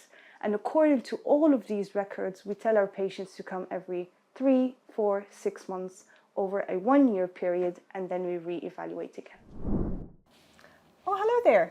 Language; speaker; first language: English; non-native, fluent; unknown